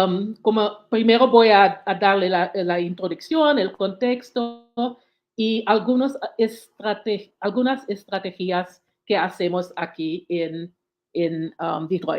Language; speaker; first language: Spanish; non-native, learner; English